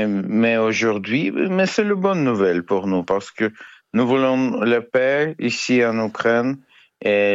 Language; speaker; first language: French; non-native, learner; Ukrainian